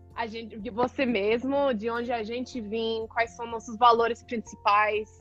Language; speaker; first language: Portuguese; non-native, fluent; English